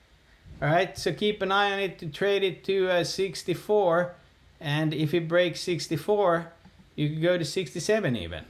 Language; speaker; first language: English; native; English